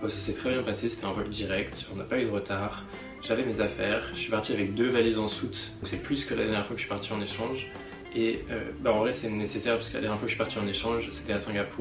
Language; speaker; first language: French; native; French